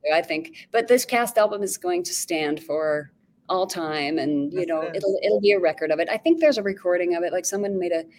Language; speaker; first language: English; native; English